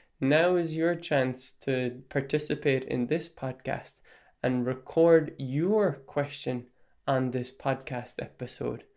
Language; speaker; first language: English; non-native, local second language; Irish